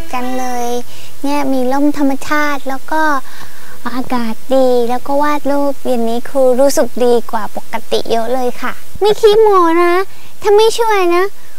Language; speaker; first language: Thai; non-native, fluent; Japanese